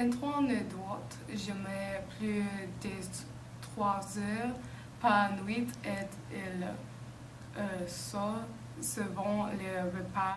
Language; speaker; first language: French; non-native, learner; English